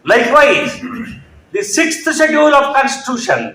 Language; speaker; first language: English; non-native, local second language; Kannada